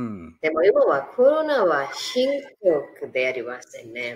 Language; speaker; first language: Japanese; non-native, fluent; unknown